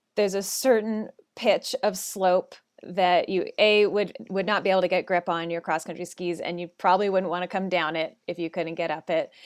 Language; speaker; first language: English; native; English